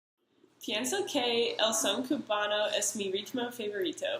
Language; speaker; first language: Spanish; non-native, learner; English